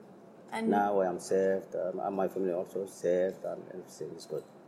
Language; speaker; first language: English; non-native, learner; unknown